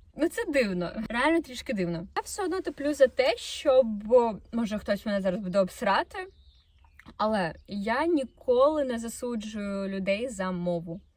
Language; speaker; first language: Ukrainian; non-native, local second language; Russian